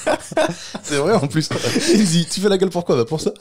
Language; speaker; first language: French; native; French